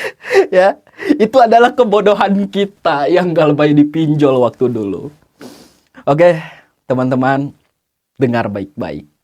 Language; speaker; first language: Indonesian; native; Indonesian